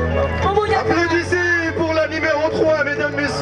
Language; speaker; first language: French; non-native, local second language; Rundi